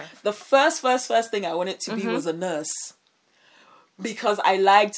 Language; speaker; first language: English; non-native, local second language; Akan